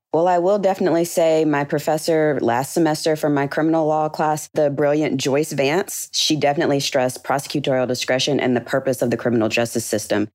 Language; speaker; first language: English; native; English